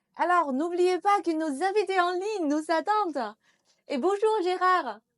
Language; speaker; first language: French; non-native, fluent; Chinese